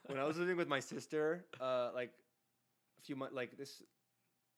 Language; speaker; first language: English; early bilingual, other home language; Spanish